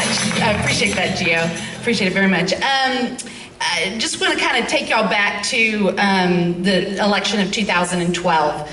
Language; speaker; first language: English; native; English